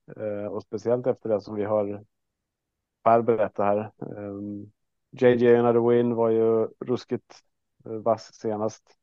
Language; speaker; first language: Swedish; native; Swedish